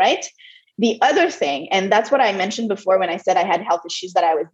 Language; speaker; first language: English; non-native, fluent; French